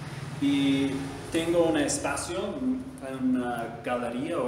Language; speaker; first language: Spanish; non-native, learner; English